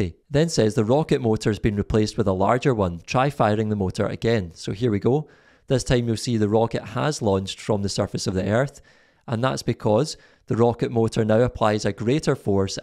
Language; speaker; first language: English; native; English